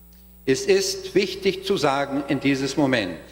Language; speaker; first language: German; non-native, learner; Portuguese